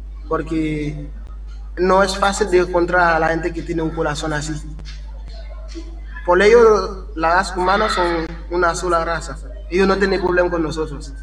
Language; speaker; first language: Spanish; non-native, learner; Haitian Creole